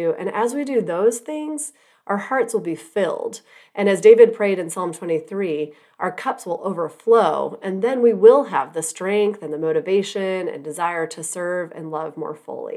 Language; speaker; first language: English; native; English